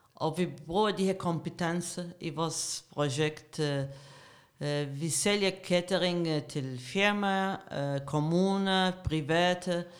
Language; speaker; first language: Danish; non-native, fluent; Arabic